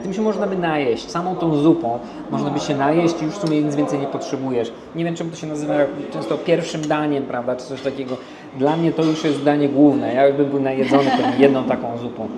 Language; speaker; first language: Polish; native; Polish